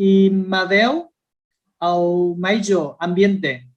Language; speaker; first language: Spanish; non-native, learner; Vietnamese